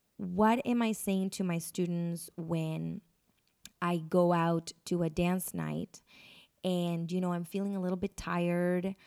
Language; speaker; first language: English; non-native, fluent; Spanish